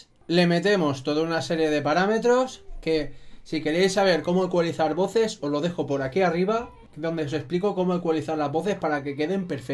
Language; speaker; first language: Spanish; native; Spanish